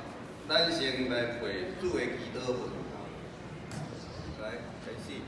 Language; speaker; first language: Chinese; native; Chinese